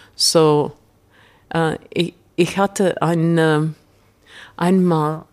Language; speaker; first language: German; non-native, learner; English